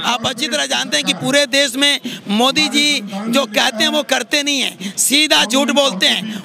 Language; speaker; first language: Hindi; native; Hindi